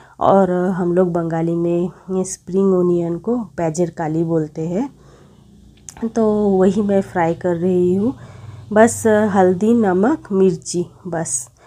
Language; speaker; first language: Hindi; non-native, local second language; Bangla